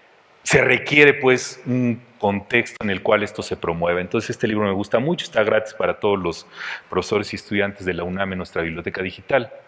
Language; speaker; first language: Spanish; native; Spanish